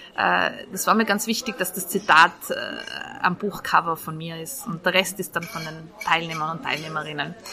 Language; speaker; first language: German; native; German